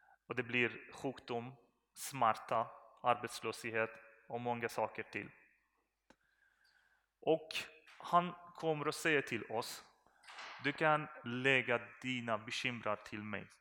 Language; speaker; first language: Swedish; non-native, learner; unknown